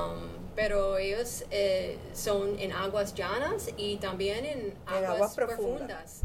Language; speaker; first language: Spanish; non-native, learner; English